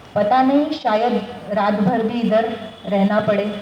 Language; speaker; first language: Hindi; non-native, local second language; Marathi